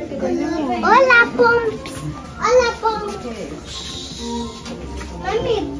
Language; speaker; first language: Spanish; early bilingual, other home language; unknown